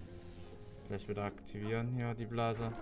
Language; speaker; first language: German; native; German